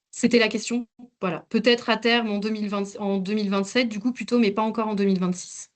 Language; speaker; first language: French; native; French